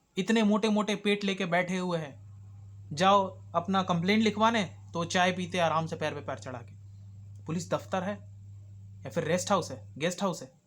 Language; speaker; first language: Hindi; native; Hindi